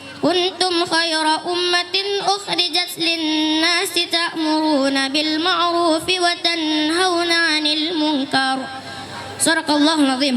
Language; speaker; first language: Arabic; non-native, learner; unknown